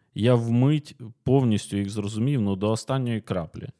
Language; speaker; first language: Ukrainian; native; Ukrainian